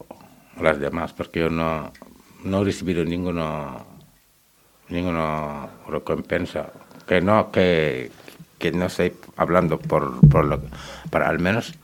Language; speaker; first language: Spanish; non-native, learner; Wolof